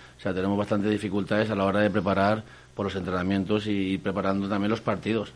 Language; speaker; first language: Spanish; native; Spanish